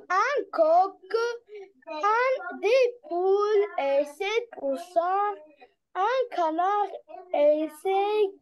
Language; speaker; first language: French; non-native, learner; Arabic